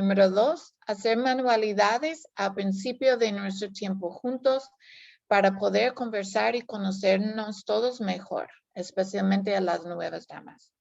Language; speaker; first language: Spanish; non-native, fluent; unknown